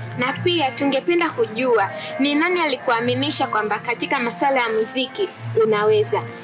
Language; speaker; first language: Swahili; native; Swahili